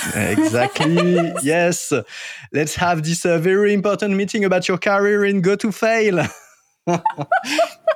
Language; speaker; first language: English; non-native, fluent; French